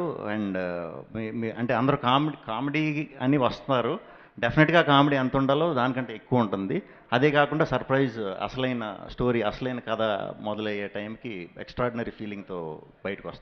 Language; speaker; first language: Telugu; native; Telugu